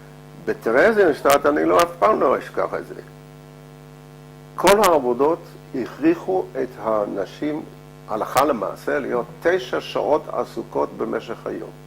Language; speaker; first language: Hebrew; non-native, fluent; Dutch